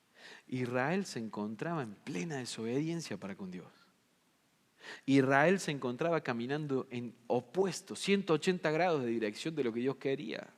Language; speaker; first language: Spanish; native; Spanish